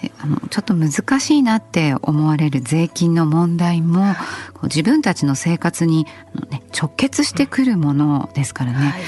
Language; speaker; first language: Japanese; native; Japanese